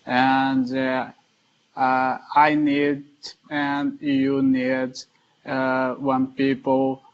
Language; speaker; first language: English; non-native, learner; Portuguese